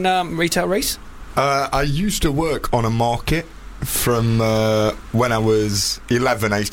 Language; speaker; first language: English; native; English